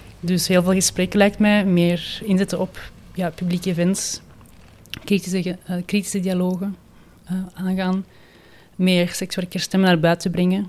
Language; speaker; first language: Dutch; native; Dutch